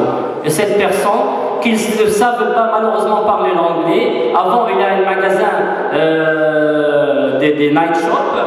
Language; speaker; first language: French; non-native, fluent; Arabic